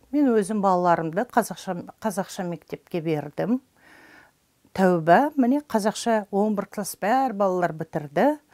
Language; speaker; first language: Kazakh; non-native, local second language; German